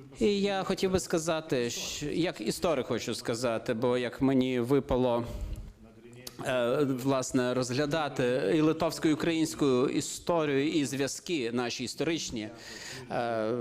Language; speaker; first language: Ukrainian; non-native, fluent; Lithuanian